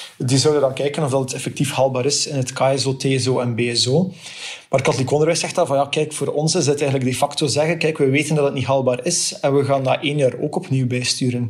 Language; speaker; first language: Dutch; native; Dutch